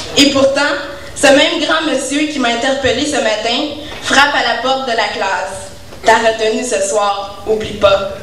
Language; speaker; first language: French; native; French